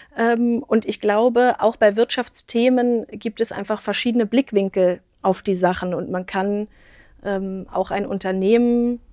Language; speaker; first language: German; native; German